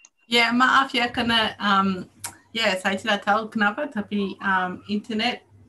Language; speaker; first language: Indonesian; non-native, fluent; English